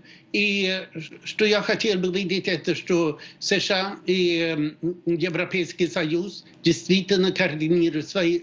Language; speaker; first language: Russian; non-native, fluent; Swedish